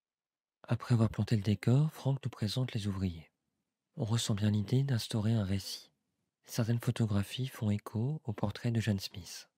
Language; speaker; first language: French; native; French